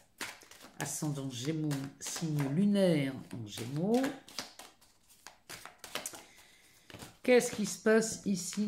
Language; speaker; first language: French; native; French